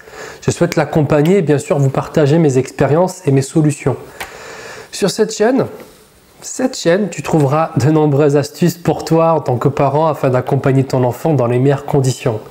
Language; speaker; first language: French; native; French